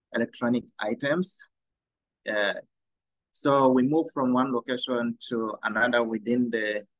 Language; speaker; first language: English; non-native, fluent; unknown